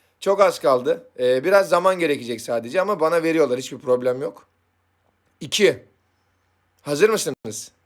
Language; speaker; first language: Turkish; native; Turkish